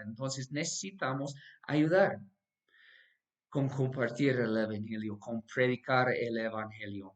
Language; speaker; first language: Spanish; non-native, fluent; English